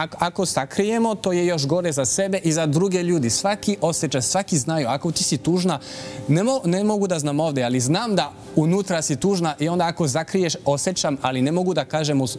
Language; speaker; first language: Serbian; non-native, learner; French